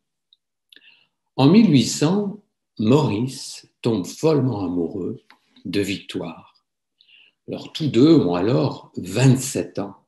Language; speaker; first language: French; native; French